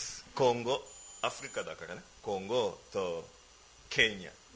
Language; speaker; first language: Japanese; non-native, learner; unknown